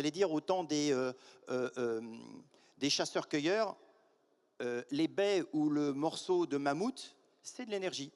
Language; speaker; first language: French; native; French